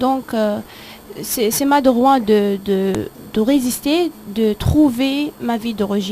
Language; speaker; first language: French; non-native, fluent; Arabic